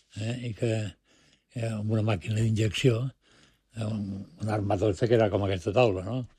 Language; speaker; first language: Catalan; early bilingual, other home language; Spanish